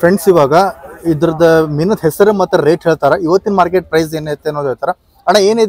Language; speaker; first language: Kannada; native; Kannada